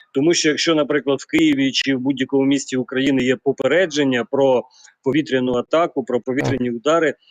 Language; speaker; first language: Ukrainian; native; Ukrainian